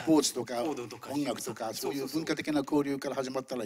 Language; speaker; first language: Japanese; native; Japanese